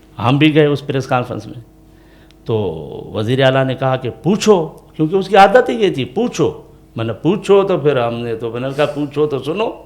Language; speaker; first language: Urdu; non-native, local second language; Sindhi